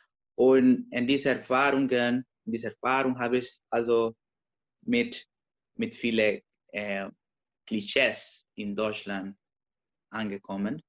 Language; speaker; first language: German; non-native, learner; Spanish